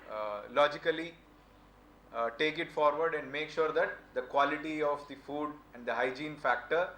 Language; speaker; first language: English; non-native, local second language; Telugu